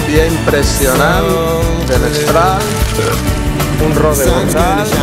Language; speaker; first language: Spanish; non-native, local second language; Catalan